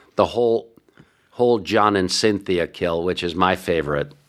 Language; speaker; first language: English; early bilingual, other home language; Hungarian